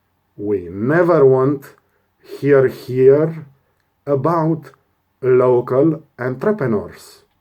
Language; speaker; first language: English; non-native, learner; Romanian